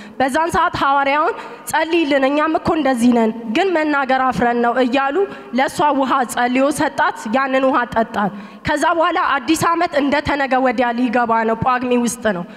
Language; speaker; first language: Amharic; native; Amharic